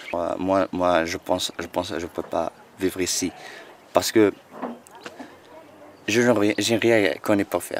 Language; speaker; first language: French; non-native, learner; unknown